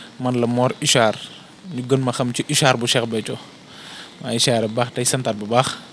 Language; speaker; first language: Wolof; native; Wolof